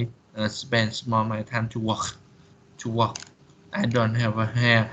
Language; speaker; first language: English; non-native, learner; Vietnamese